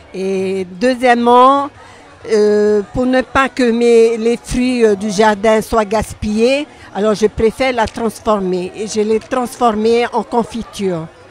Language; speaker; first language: French; non-native, local second language; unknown